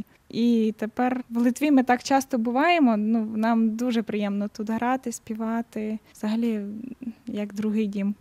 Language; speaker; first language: Ukrainian; native; Ukrainian